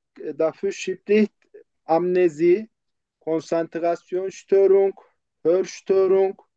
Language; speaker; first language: German; non-native, learner; Turkish